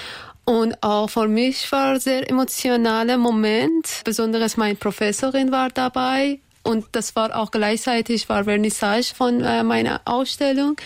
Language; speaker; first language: German; non-native, learner; Persian